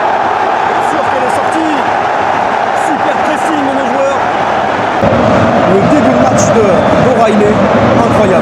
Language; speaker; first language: French; native; French